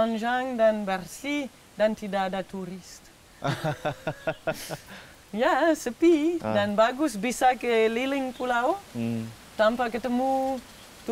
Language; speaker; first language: Indonesian; non-native, fluent; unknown